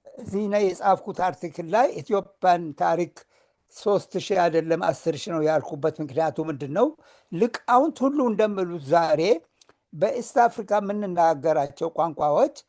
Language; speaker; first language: Amharic; non-native, local second language; Oromo